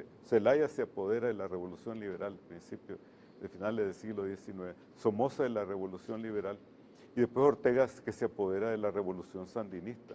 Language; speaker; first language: Spanish; native; Spanish